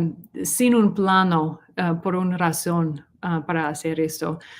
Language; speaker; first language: Spanish; non-native, learner; English